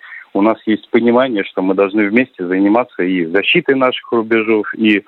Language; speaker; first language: Russian; native; Russian